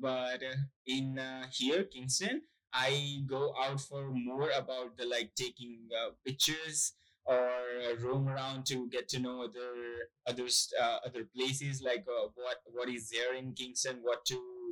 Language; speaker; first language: English; non-native, local second language; Gujarati